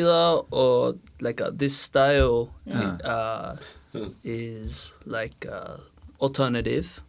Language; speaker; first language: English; non-native, learner; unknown